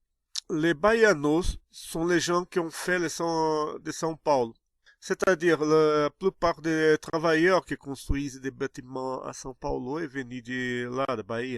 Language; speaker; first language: French; non-native, fluent; Portuguese